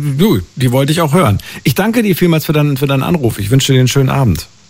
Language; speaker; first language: German; native; German